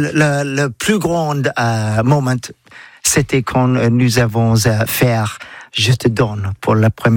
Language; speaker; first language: French; non-native, learner; English